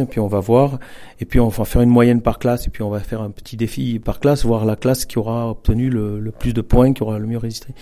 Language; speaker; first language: French; native; French